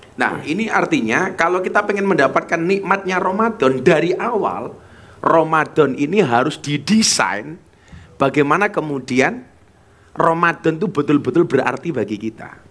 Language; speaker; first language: Indonesian; non-native, local second language; Javanese